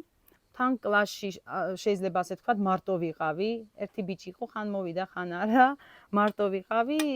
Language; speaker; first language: Georgian; non-native, local second language; Armenian